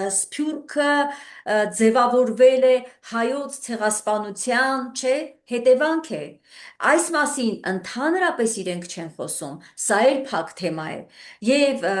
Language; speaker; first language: Armenian; native; Armenian